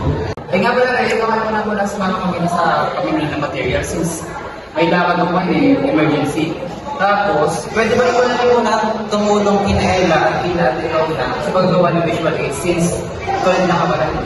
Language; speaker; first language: Filipino; native; Filipino